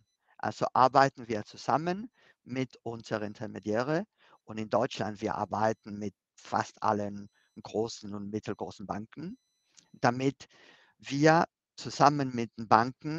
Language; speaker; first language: German; non-native, fluent; Spanish